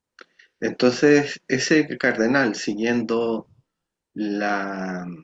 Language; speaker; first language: Spanish; native; Spanish